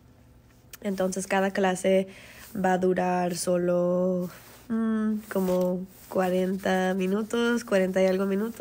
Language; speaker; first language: Spanish; early bilingual, heritage; Spanish